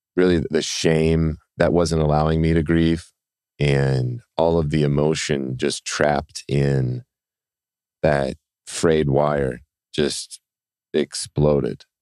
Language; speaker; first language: English; native; English